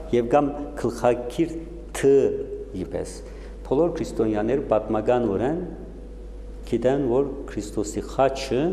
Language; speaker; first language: Armenian; early bilingual, heritage; Armenian